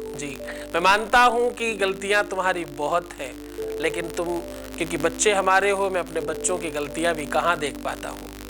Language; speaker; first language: Hindi; native; Hindi